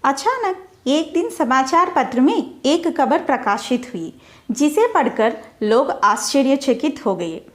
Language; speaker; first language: Hindi; non-native, local second language; Telugu